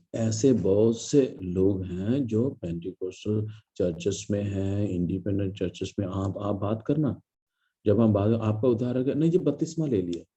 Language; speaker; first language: Hindi; non-native, local second language; Malayalam